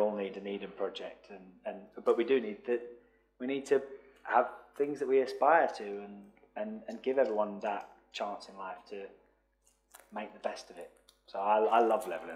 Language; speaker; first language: English; native; English